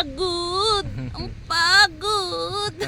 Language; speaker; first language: Filipino; non-native, learner; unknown